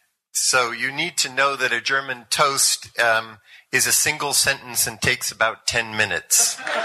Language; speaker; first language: English; native; English